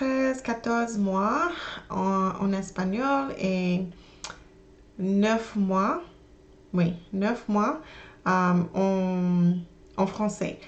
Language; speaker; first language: French; non-native, learner; English